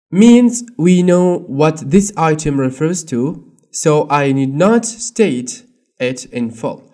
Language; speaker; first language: English; non-native, fluent; Arabic